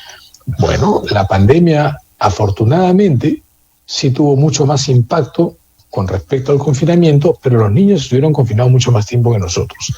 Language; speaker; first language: Spanish; native; Spanish